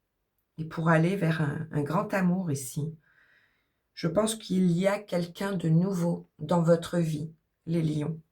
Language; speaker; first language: French; native; French